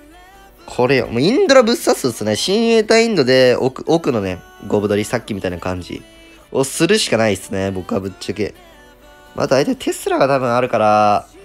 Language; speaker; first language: Japanese; native; Japanese